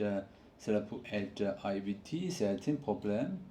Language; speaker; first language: French; non-native, learner; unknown